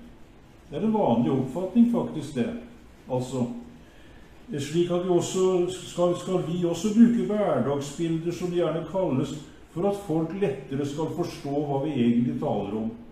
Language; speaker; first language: Norwegian; native; Norwegian